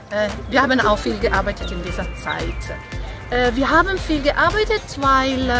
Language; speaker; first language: German; non-native, fluent; Italian